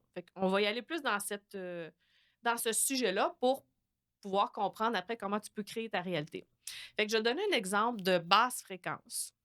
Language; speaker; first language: French; native; French